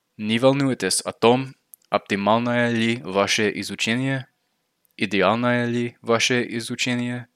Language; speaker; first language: Russian; non-native, fluent; English